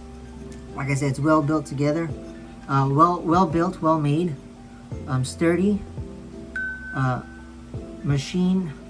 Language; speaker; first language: English; native; English